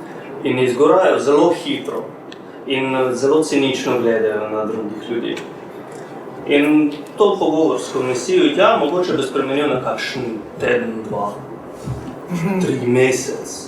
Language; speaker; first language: Slovenian; non-native, fluent; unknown